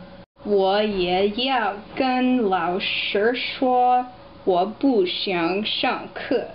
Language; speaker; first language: Chinese; non-native, learner; English